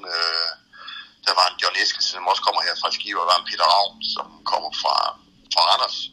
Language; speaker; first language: Danish; native; Danish